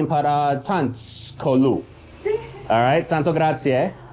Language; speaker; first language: Italian; non-native, learner; English